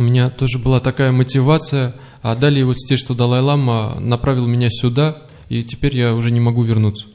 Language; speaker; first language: Russian; native; Russian